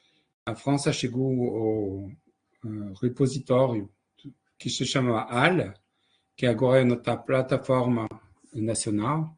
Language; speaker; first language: Portuguese; non-native, fluent; French